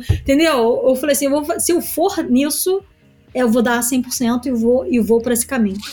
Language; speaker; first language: Portuguese; native; Portuguese